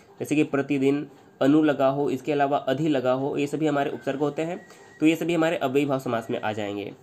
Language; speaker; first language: Hindi; native; Hindi